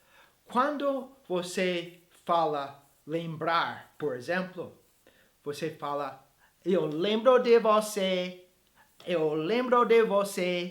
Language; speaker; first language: Portuguese; non-native, fluent; English